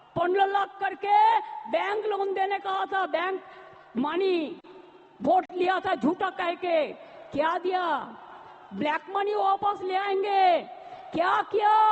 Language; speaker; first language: Hindi; non-native, local second language; Bangla